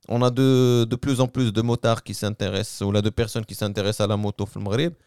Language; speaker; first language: French; non-native, local second language; Arabic